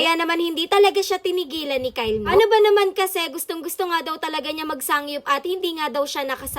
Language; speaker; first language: Filipino; native; Filipino